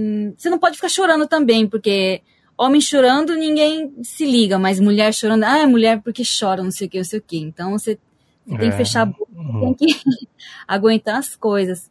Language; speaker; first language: Portuguese; early bilingual, heritage; Portuguese